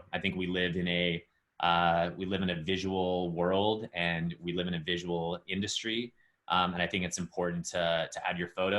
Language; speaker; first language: English; native; English